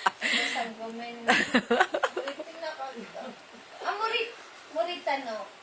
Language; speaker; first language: Japanese; non-native, learner; Filipino